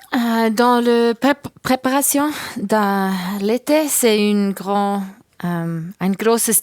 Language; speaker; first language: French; non-native, learner; German